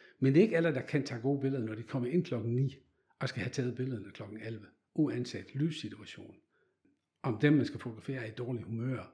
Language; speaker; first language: Danish; non-native, fluent; Dutch